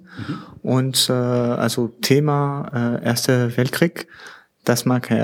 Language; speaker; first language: German; non-native, learner; French